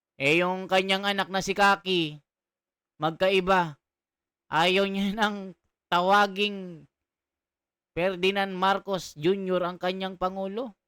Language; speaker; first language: Filipino; non-native, local second language; Iloko